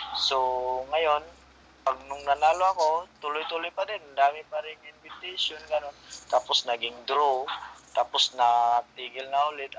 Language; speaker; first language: Filipino; non-native, local second language; Cebuano